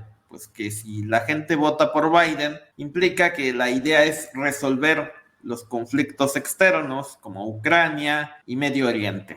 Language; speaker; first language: Spanish; native; Spanish